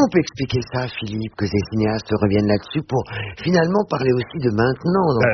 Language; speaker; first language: French; native; French